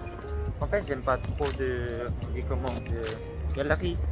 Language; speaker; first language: French; non-native, learner; Korean